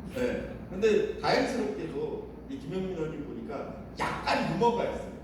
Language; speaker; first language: Korean; native; Korean